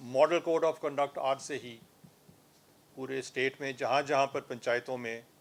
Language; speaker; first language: Hindi; non-native, local second language; Punjabi